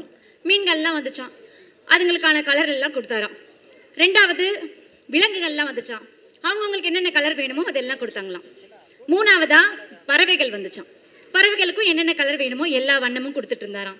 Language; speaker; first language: Tamil; native; Tamil